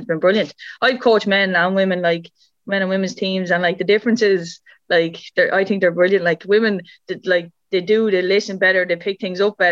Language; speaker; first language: English; native; English